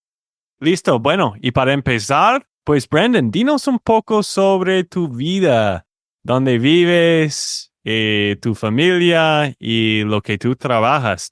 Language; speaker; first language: Spanish; non-native, fluent; English